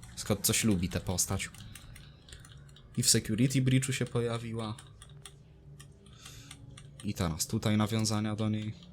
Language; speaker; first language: Polish; native; Polish